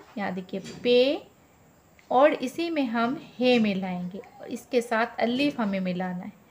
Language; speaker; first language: Hindi; native; Hindi